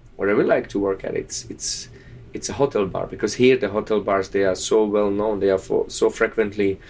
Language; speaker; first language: English; non-native, fluent; Slovak